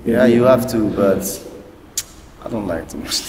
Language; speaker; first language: English; non-native, learner; French